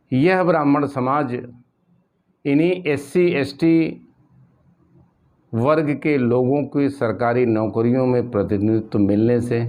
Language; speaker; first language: Hindi; native; Hindi